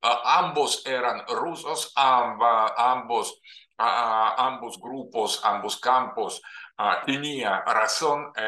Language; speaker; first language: Spanish; non-native, fluent; Russian